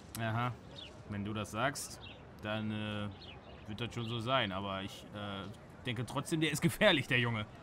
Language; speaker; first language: German; native; German